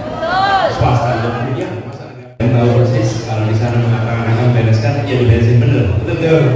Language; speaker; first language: Indonesian; native; Indonesian